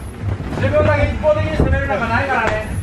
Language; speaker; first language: Japanese; native; Japanese